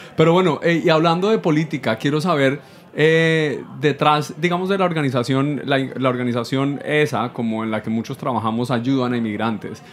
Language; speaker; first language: Spanish; native; Spanish